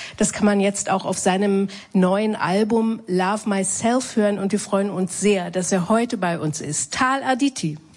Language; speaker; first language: German; native; German